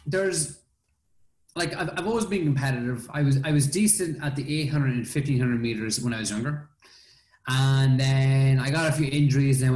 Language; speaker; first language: English; native; English